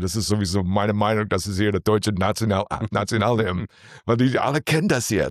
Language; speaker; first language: German; non-native, learner; English